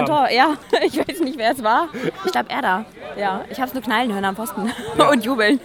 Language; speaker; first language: German; native; German